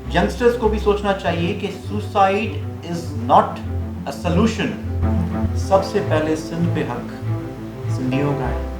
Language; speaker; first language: Urdu; non-native, local second language; Sindhi